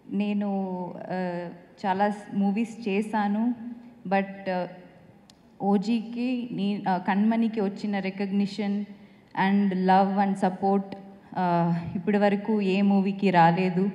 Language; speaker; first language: Telugu; non-native, fluent; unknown